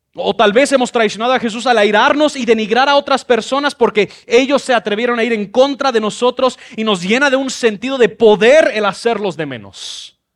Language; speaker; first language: Spanish; non-native, fluent; English